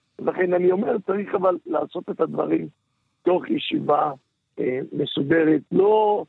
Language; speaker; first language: Hebrew; native; Hebrew